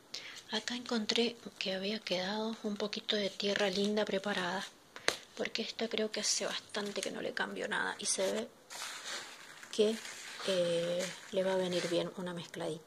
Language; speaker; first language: Spanish; native; Spanish